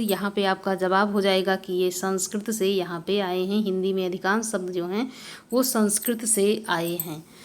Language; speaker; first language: Hindi; native; Hindi